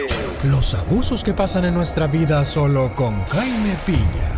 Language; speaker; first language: Spanish; native; Spanish